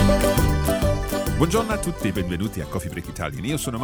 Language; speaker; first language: Italian; non-native, fluent; English